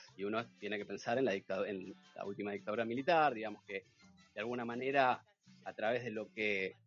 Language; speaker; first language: Spanish; native; Spanish